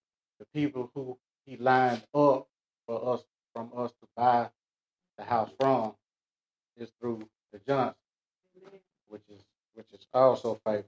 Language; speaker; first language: English; native; English